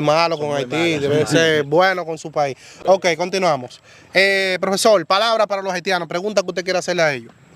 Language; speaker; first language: Spanish; native; Spanish